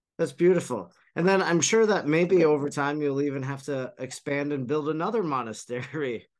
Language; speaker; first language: English; native; English